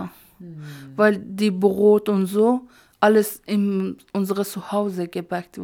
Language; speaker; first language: German; non-native, learner; Persian